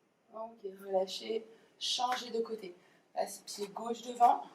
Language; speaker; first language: French; native; French